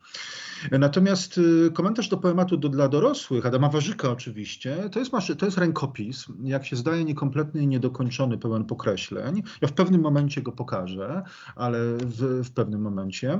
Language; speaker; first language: Polish; native; Polish